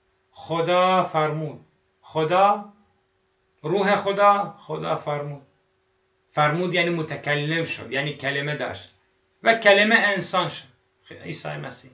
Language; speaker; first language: Persian; non-native, fluent; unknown